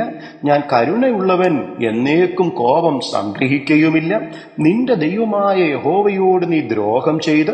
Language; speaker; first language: Malayalam; native; Malayalam